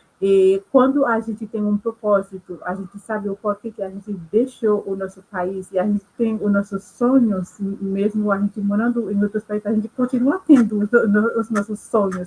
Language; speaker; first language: Portuguese; non-native, local second language; Haitian Creole